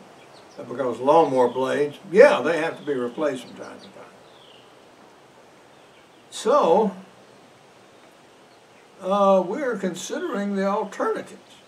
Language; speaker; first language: English; native; English